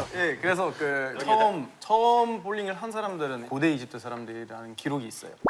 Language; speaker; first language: Korean; non-native, fluent; Arabic